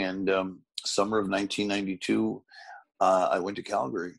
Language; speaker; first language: English; native; English